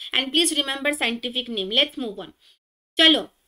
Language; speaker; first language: Hindi; non-native, local second language; Assamese